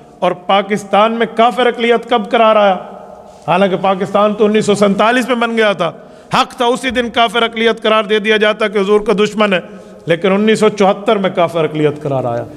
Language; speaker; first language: Urdu; non-native, local second language; Saraiki